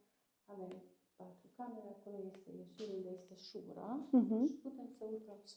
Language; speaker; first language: Romanian; non-native, local second language; Hungarian